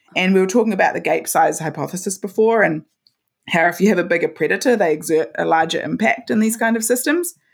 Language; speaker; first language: English; native; English